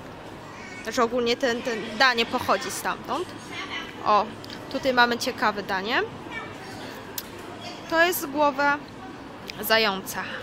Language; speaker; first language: Polish; non-native, learner; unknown